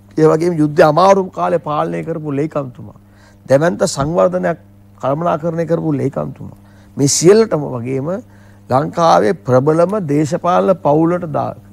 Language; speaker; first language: Sinhala; native; Sinhala